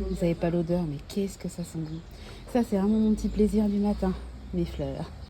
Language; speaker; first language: French; native; French